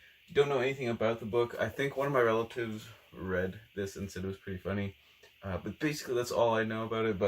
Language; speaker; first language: English; native; English